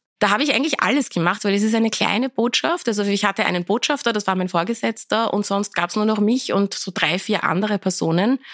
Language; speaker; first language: German; early bilingual, other home language; Persian